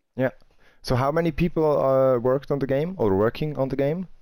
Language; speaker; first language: English; non-native, fluent; German